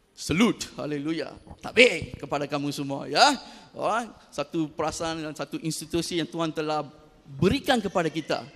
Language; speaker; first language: Malay; non-native, local second language; Tamil